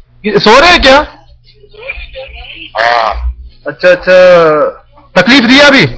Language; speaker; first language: Hindi; non-native, local second language; Malayalam